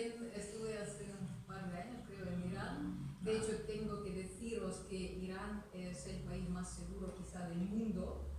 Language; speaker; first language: Spanish; non-native, fluent; Russian